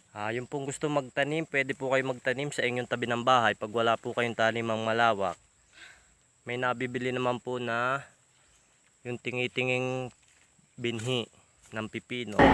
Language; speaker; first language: Filipino; native; Filipino